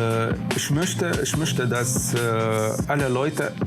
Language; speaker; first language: German; non-native, learner; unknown